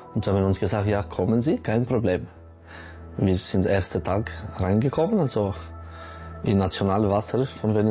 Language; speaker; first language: German; non-native, local second language; French